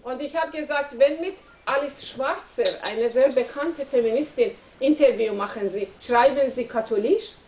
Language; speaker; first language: German; non-native, learner; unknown